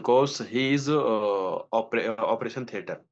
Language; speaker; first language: English; non-native, learner; Hindi